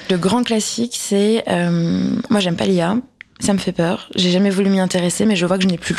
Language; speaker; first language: French; native; French